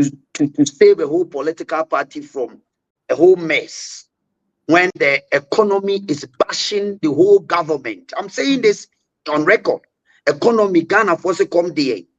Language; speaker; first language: English; non-native, local second language; Akan